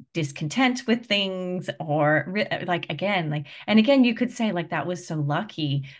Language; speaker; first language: English; native; English